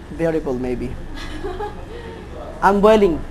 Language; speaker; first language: English; non-native, fluent; Bangla